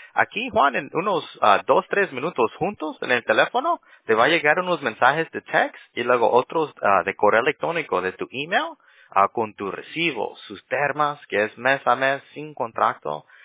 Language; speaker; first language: Spanish; early bilingual, heritage; Spanish